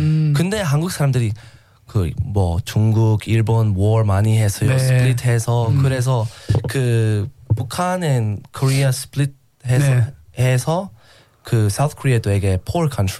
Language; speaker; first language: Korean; non-native, learner; English